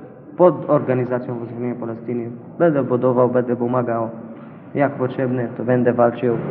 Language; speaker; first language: Polish; non-native, learner; Arabic